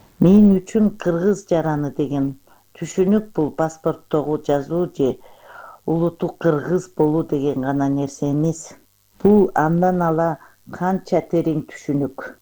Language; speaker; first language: Kyrgyz; non-native, local second language; Uyghur